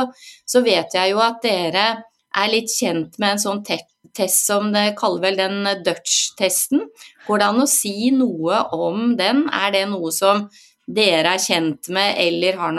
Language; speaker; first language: Norwegian; native; Norwegian